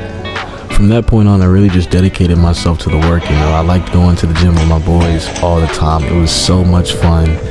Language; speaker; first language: English; native; English